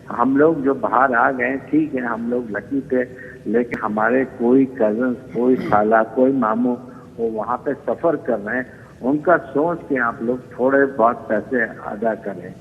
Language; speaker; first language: Urdu; native; Urdu